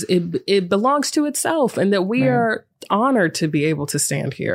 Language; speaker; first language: English; native; English